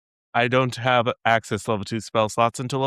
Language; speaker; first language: English; native; English